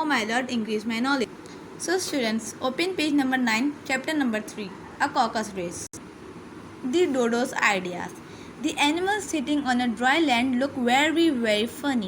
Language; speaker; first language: English; non-native, local second language; Urdu